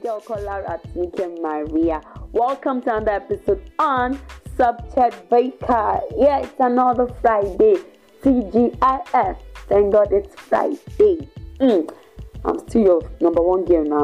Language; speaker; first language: English; non-native, local second language; Yoruba